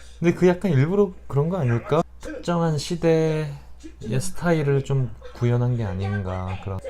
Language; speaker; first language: Korean; native; Korean